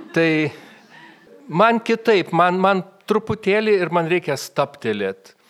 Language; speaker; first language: Lithuanian; native; Lithuanian